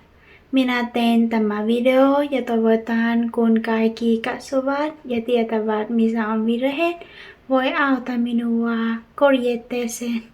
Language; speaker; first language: Finnish; non-native, learner; Vietnamese